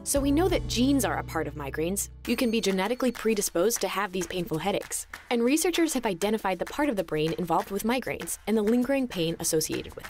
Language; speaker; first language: English; native; English